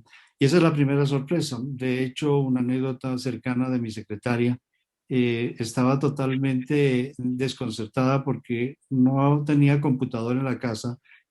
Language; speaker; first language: Spanish; native; Spanish